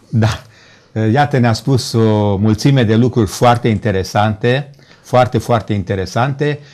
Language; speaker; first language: Romanian; native; Romanian